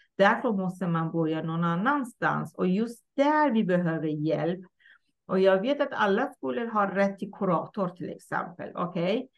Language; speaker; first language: Swedish; non-native, fluent; Persian